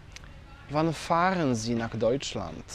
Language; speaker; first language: German; non-native, fluent; Polish